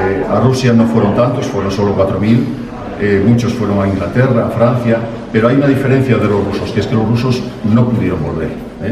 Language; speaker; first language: Spanish; native; Spanish